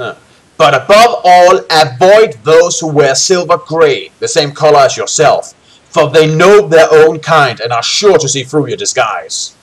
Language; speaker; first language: English; native; English